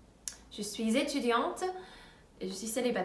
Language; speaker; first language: French; non-native, fluent; Korean